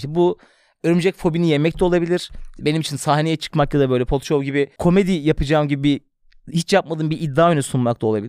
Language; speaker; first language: Turkish; native; Turkish